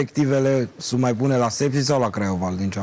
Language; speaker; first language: Romanian; native; Romanian